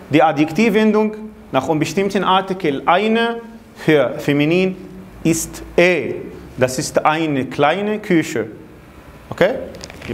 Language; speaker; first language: German; non-native, fluent; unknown